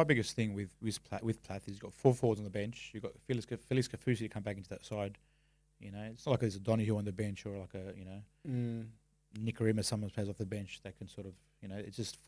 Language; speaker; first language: English; native; English